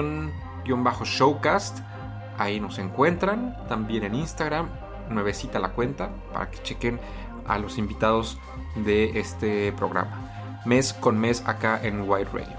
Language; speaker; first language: Spanish; native; Spanish